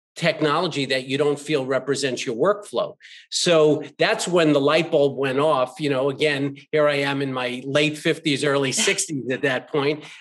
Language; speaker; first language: English; native; English